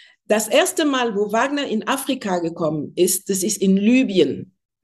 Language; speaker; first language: German; non-native, fluent; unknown